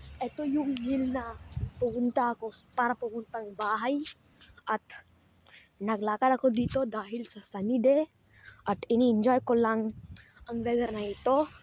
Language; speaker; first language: Filipino; non-native, learner; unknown